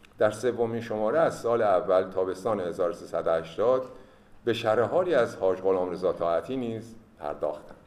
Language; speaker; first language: Persian; native; Persian